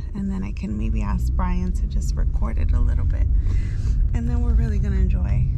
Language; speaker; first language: English; early bilingual, other home language; Spanish